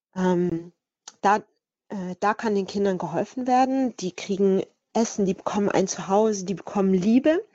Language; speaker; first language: German; native; German